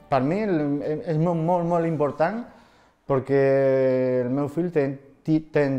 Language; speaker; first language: Catalan; non-native, local second language; Spanish